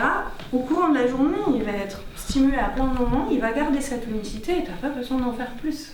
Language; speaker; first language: French; native; French